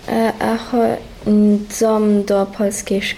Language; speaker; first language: Polish; early bilingual, heritage; Polish